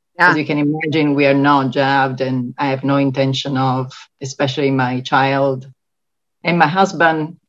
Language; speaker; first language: English; non-native, fluent; Italian